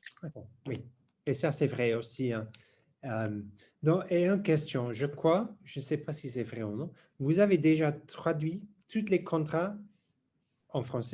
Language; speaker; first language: French; non-native, learner; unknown